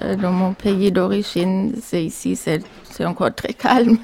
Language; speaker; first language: French; non-native, fluent; German